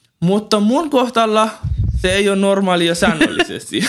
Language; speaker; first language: Finnish; non-native, learner; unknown